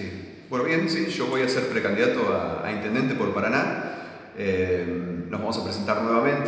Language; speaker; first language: Spanish; native; Spanish